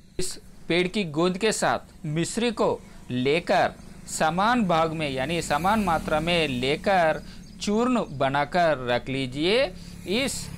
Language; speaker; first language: Hindi; non-native, local second language; Telugu